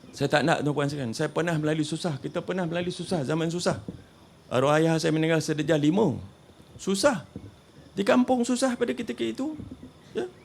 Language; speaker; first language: Malay; native; Malay